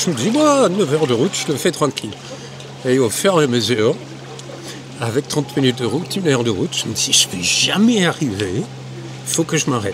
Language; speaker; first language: French; non-native, fluent; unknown